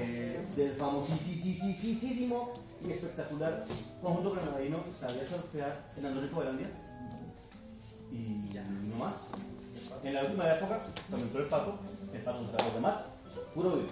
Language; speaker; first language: Spanish; native; Spanish